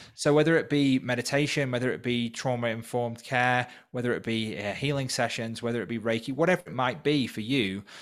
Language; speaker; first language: English; native; English